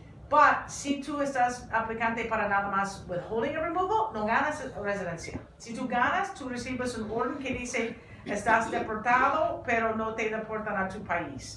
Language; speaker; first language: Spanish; non-native, learner; English